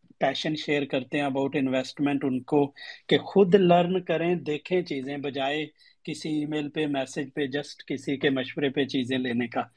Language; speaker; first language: Urdu; native; Urdu